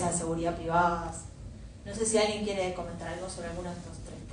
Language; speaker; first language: Spanish; native; Spanish